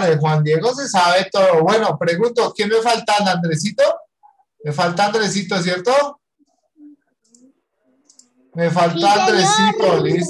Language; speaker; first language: Spanish; native; Spanish